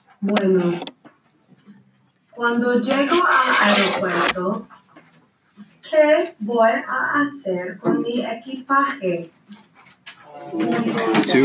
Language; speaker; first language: Spanish; non-native, learner; English